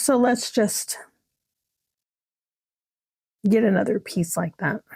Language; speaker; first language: English; native; English